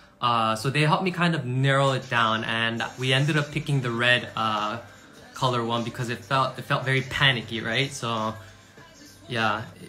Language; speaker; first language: English; early bilingual, other home language; Korean